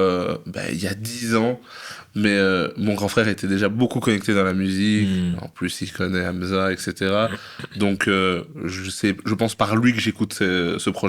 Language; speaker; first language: French; native; French